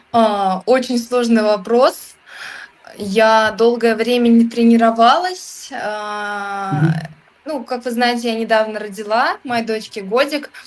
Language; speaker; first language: Russian; native; Russian